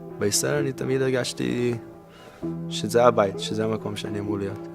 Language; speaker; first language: Hebrew; non-native, fluent; English